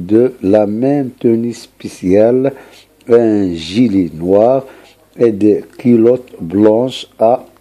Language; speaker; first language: French; non-native, local second language; Arabic